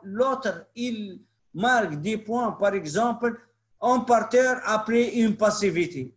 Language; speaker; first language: French; non-native, local second language; Arabic